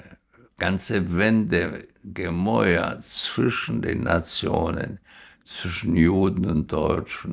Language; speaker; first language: German; early bilingual, heritage; German